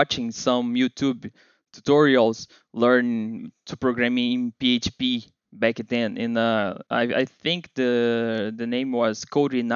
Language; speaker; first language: English; non-native, fluent; Portuguese